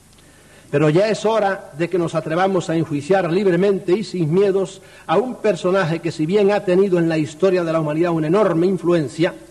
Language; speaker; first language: Spanish; native; Spanish